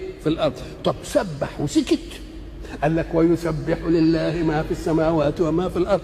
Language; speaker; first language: Arabic; native; Arabic